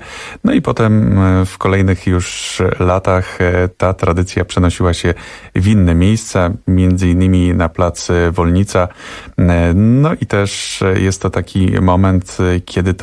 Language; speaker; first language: Polish; native; Polish